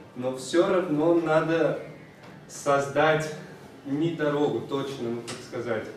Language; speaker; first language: Russian; non-native, fluent; Portuguese